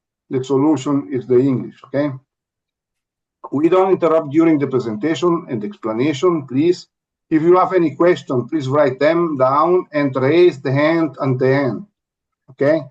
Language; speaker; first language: English; non-native, learner; Italian